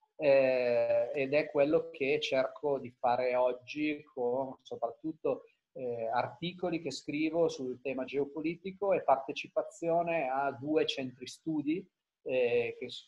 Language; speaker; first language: Italian; native; Italian